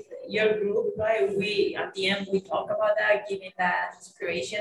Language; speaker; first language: English; non-native, fluent; Spanish